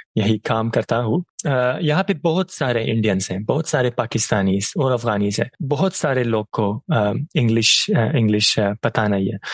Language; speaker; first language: Urdu; non-native, fluent; Persian